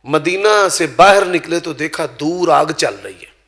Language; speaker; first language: Urdu; non-native, local second language; Punjabi